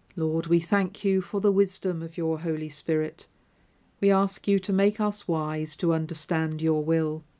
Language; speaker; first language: English; native; English